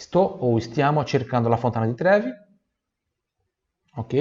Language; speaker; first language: Italian; non-native, fluent; Portuguese